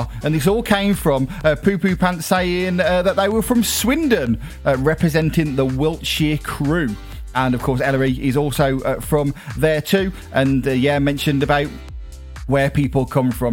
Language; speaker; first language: English; native; English